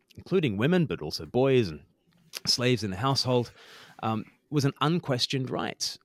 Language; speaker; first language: English; native; English